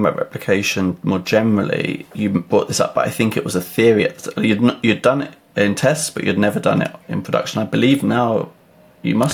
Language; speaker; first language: English; native; English